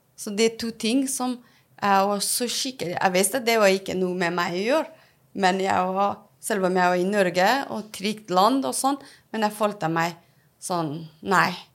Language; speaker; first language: Norwegian; non-native, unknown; Persian